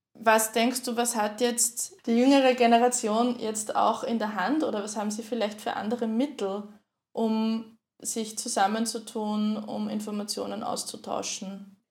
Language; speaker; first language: German; native; German